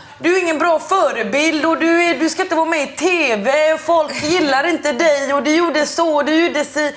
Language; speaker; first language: Swedish; early bilingual, other home language; Turkish